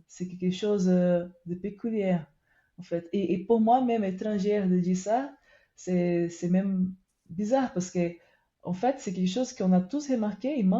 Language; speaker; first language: French; non-native, fluent; Portuguese